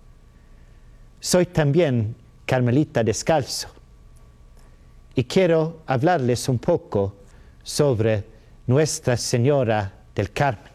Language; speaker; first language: Spanish; non-native, learner; Swedish